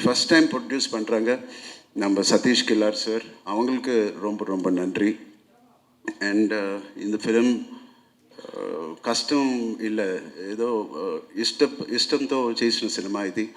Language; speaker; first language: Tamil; non-native, local second language; Telugu